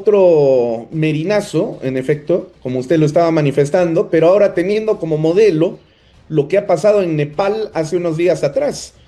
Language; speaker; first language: Spanish; native; Spanish